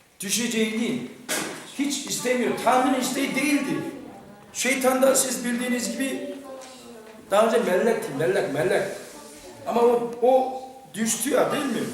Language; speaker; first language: Turkish; non-native, fluent; Korean